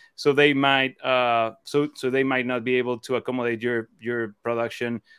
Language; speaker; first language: English; non-native, fluent; Spanish